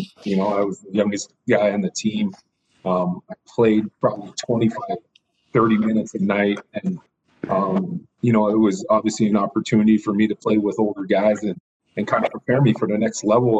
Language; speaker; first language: English; native; English